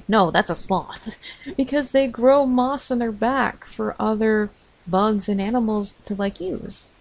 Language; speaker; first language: English; native; English